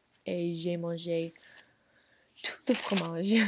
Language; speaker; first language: French; non-native, learner; English